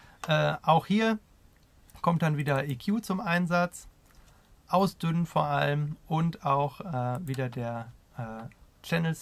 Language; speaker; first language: German; native; German